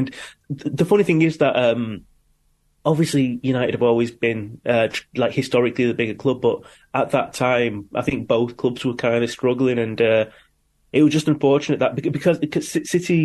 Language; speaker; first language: English; native; English